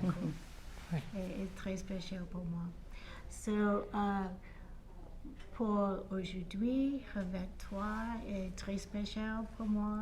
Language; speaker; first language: French; non-native, learner; English